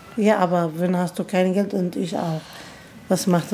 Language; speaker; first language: German; non-native, learner; Arabic